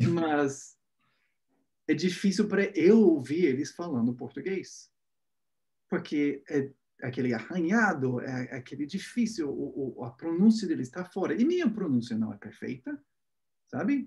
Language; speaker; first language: Portuguese; non-native, fluent; English